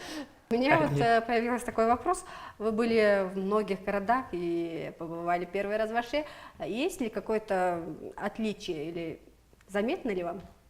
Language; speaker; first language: Russian; non-native, local second language; Kyrgyz